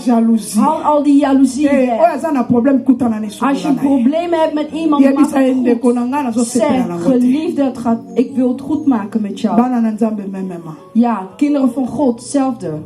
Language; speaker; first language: Dutch; non-native, learner; Lingala